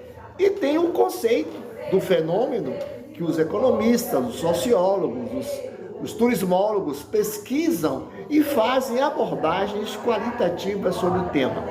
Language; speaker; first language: Portuguese; native; Portuguese